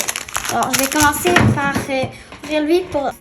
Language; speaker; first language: French; native; French